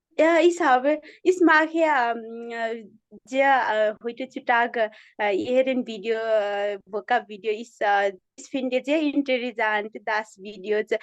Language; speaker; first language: German; non-native, learner; Nepali